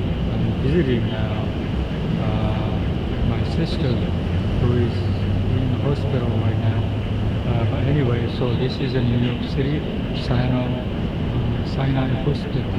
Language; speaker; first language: English; non-native, fluent; Japanese